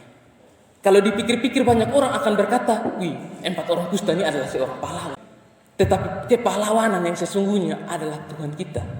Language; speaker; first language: Indonesian; non-native, local second language; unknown